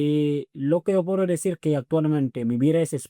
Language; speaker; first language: Spanish; non-native, fluent; French